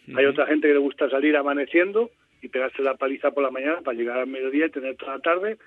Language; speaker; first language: Spanish; native; Spanish